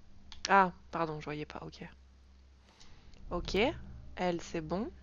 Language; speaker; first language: French; native; French